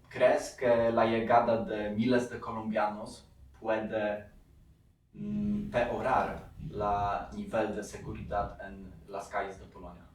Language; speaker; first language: Spanish; non-native, fluent; Polish